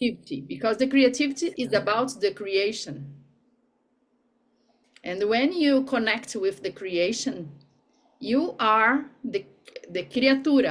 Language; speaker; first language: English; non-native, learner; Portuguese